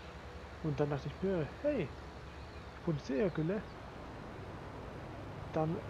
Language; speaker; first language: German; native; German